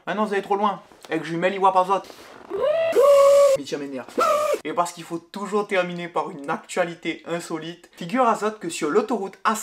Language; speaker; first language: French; non-native, local second language; Réunion Creole French